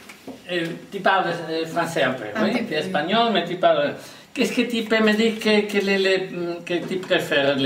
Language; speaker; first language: French; non-native, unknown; Spanish